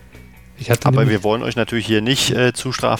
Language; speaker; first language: German; native; German